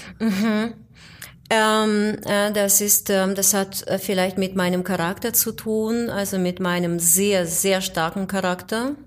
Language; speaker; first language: German; non-native, fluent; Ukrainian